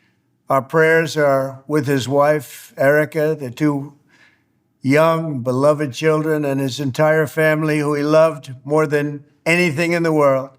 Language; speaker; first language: English; native; English